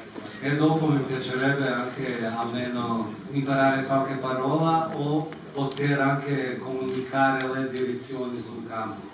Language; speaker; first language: Italian; non-native, fluent; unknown